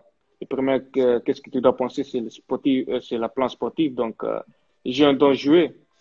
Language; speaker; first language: French; early bilingual, heritage; French